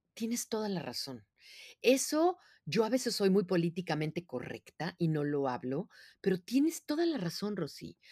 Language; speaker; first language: Spanish; native; Spanish